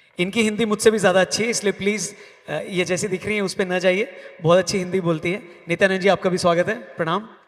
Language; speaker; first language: Hindi; native; Hindi